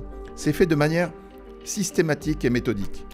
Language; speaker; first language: French; native; French